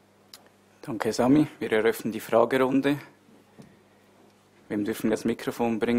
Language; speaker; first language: German; native; German